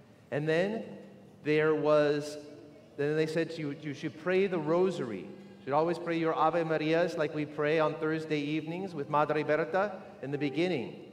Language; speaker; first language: English; native; English